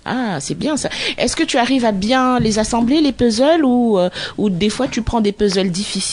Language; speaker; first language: French; native; French